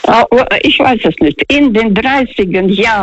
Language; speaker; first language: German; non-native, fluent; Russian